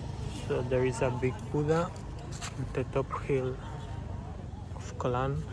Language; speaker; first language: English; non-native, learner; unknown